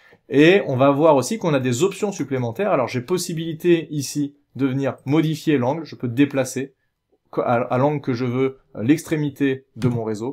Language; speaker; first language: French; native; French